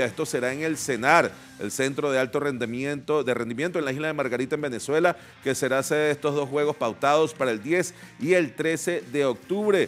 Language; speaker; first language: Spanish; native; Spanish